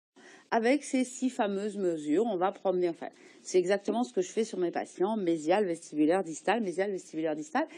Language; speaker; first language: French; native; French